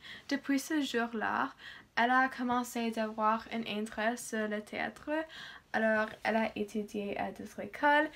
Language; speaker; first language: French; non-native, learner; English